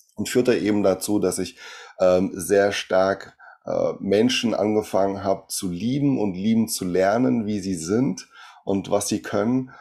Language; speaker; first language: German; early bilingual, other home language; Portuguese